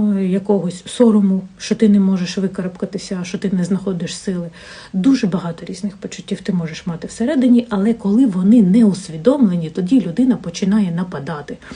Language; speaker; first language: Ukrainian; non-native, local second language; Russian